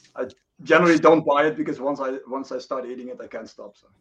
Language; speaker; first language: English; non-native, fluent; Dutch